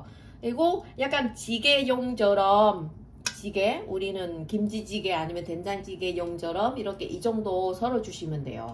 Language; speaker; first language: Korean; non-native, fluent; Vietnamese